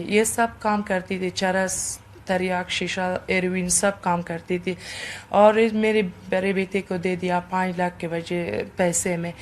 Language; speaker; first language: Hindi; non-native, learner; Persian